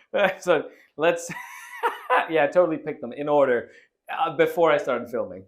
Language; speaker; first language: English; native; English